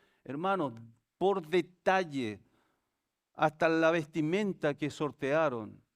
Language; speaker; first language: Spanish; native; Spanish